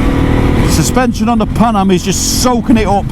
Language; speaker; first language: English; native; English